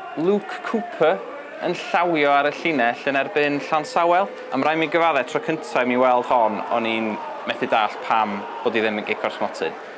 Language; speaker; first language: Welsh; native; Welsh